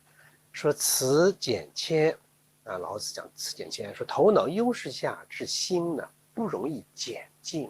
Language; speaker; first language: Chinese; native; Chinese